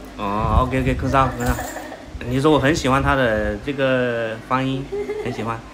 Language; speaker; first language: Chinese; native; Chinese